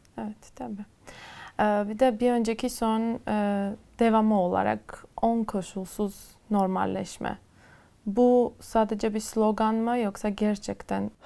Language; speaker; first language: Turkish; non-native, fluent; Armenian